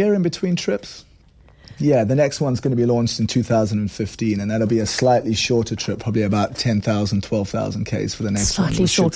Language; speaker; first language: English; native; English